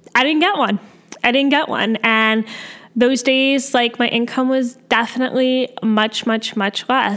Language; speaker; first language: English; native; English